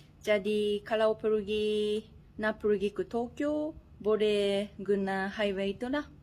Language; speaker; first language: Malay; non-native, fluent; Japanese